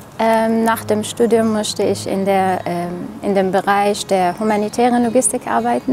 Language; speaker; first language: German; non-native, fluent; Arabic